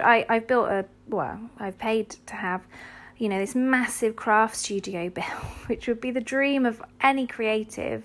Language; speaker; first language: English; native; English